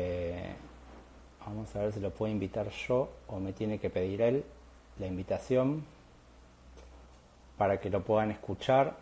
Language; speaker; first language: Spanish; native; Spanish